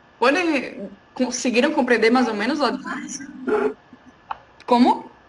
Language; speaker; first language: Spanish; non-native, fluent; Portuguese